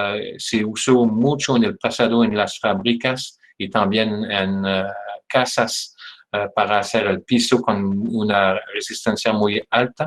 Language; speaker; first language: Spanish; non-native, fluent; French